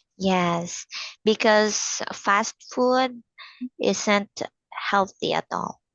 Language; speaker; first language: English; non-native, fluent; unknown